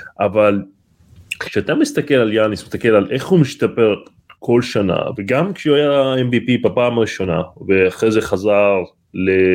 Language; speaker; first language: Hebrew; non-native, local second language; Arabic